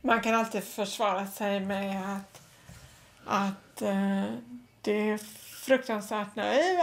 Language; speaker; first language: Swedish; native; Swedish